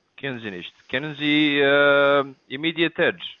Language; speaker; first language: German; non-native, learner; Slovak